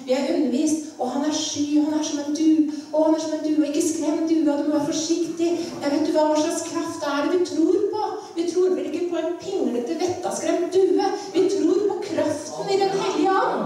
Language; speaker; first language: Norwegian; native; Norwegian